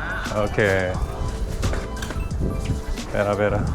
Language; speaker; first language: English; non-native, learner; Korean